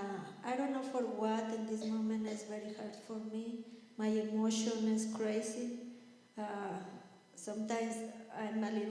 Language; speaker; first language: English; non-native, learner; Spanish